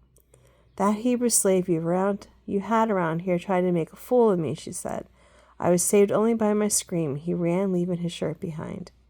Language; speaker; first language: English; native; English